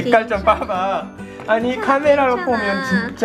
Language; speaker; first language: Korean; non-native, fluent; Japanese